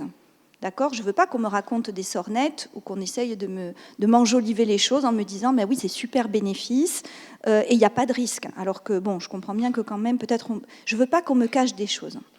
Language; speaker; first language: French; native; French